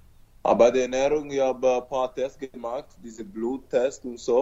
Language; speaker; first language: German; non-native, learner; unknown